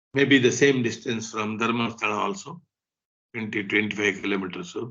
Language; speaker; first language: English; non-native, local second language; Kannada